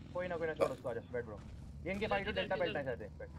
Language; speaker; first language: Hindi; native; Hindi